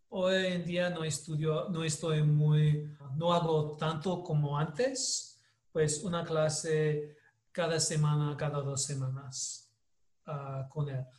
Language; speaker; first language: Spanish; non-native, learner; English